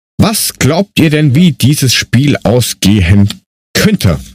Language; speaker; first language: German; native; German